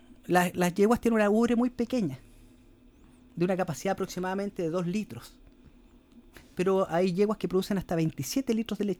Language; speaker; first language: Spanish; native; Spanish